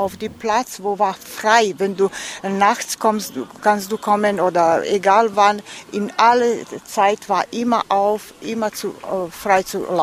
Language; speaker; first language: German; non-native, learner; Serbian